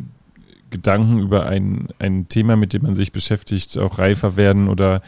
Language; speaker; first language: German; native; German